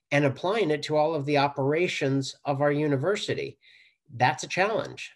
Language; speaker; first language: English; native; English